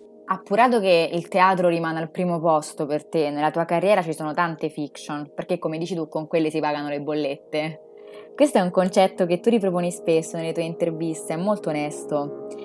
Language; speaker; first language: Italian; native; Italian